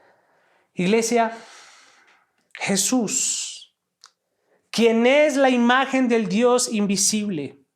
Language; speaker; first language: Spanish; native; Spanish